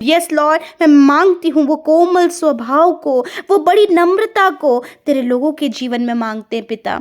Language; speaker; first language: Hindi; native; Hindi